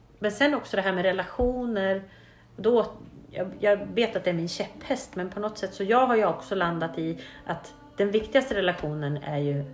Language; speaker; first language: Swedish; native; Swedish